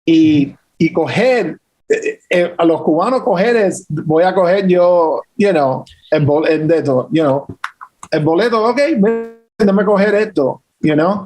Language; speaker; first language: Spanish; early bilingual, heritage; English